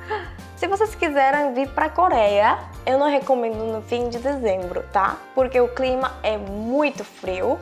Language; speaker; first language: Portuguese; non-native, fluent; Korean